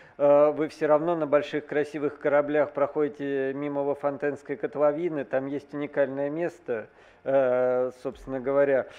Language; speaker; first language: Russian; native; Russian